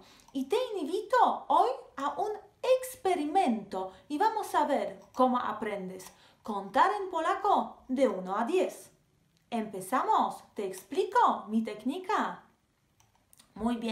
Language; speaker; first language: Spanish; non-native, fluent; Polish